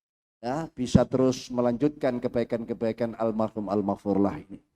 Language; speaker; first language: Indonesian; native; Indonesian